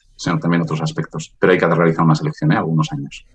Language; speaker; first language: Spanish; non-native, local second language; Basque